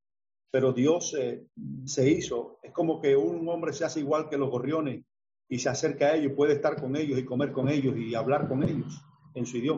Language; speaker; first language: Spanish; native; Spanish